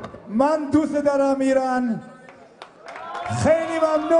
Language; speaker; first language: Persian; non-native, learner; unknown